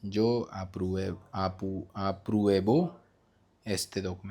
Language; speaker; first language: Spanish; non-native, learner; Hindi